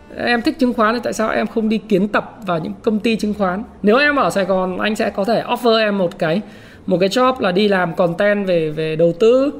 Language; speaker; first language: Vietnamese; native; Vietnamese